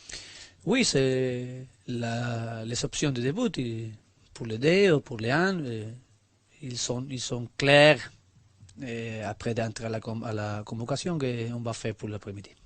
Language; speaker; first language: French; non-native, learner; Spanish